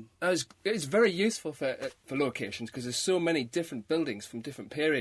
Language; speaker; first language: English; native; English